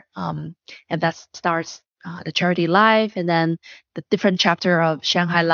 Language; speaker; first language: English; non-native, fluent; Chinese